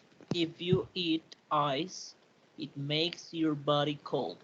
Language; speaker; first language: English; non-native, learner; Spanish